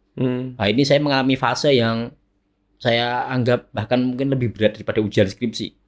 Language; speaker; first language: Indonesian; native; Indonesian